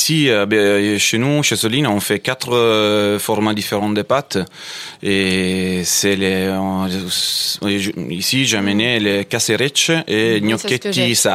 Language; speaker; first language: French; non-native, fluent; Italian